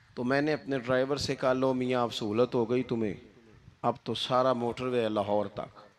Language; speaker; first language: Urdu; non-native, local second language; Punjabi